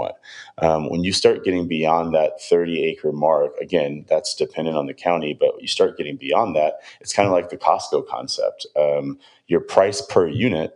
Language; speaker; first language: English; native; English